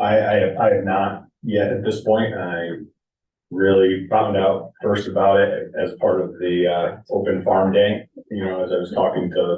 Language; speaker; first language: English; native; English